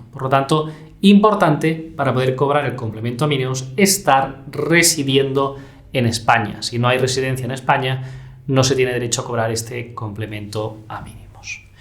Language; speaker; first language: Spanish; native; Spanish